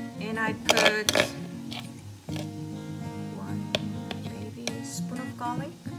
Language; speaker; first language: English; non-native, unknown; Korean